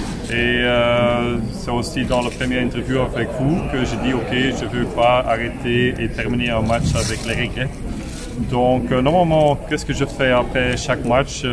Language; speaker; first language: French; non-native, local second language; Dutch